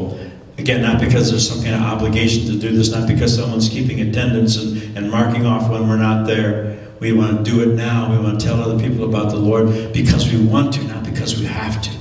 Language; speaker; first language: English; native; English